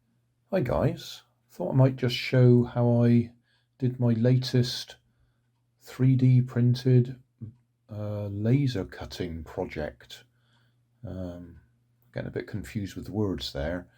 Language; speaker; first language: English; native; English